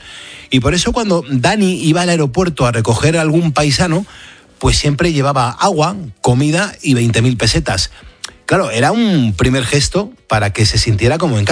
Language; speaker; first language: Spanish; native; Spanish